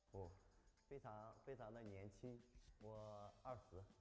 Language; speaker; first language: Chinese; non-native, learner; Korean